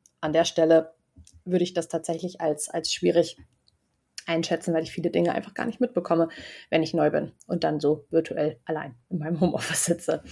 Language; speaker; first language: German; native; German